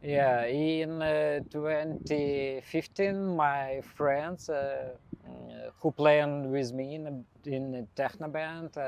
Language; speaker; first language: English; non-native, learner; Belarusian